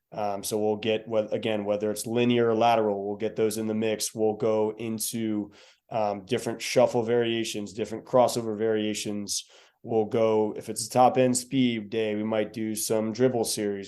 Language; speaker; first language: English; native; English